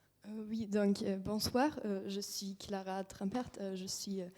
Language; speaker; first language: French; non-native, fluent; German